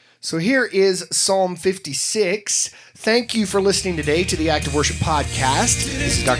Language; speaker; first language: English; native; English